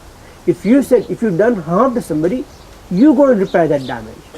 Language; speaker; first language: English; early bilingual, heritage; Gujarati